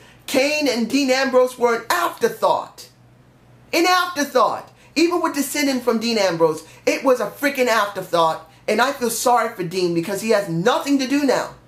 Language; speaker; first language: English; native; English